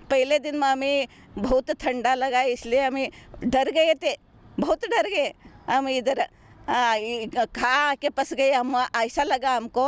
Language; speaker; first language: Hindi; non-native, local second language; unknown